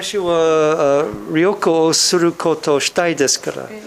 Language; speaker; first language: Japanese; non-native, learner; English